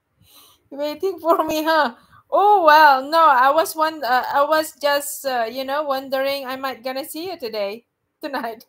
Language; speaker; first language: English; non-native, local second language; Filipino